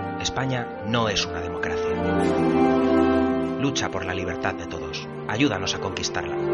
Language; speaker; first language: Spanish; native; Spanish